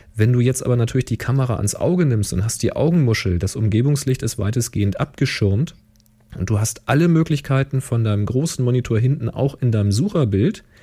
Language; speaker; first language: German; native; German